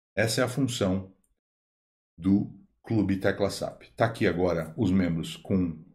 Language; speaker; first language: Portuguese; native; Portuguese